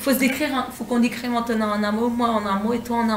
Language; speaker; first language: French; native; French